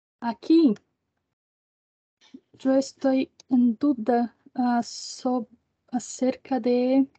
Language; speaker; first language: Spanish; non-native, learner; Portuguese